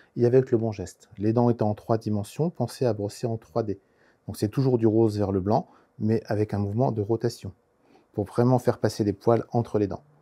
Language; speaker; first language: French; native; French